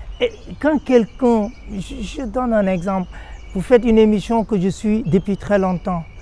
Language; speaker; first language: French; non-native, local second language; Wolof